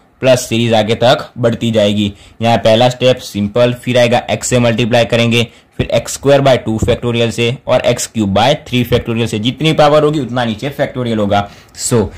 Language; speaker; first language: Hindi; non-native, local second language; Gujarati